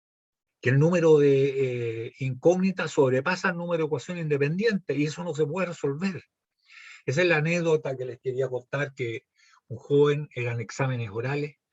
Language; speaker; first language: Spanish; native; Spanish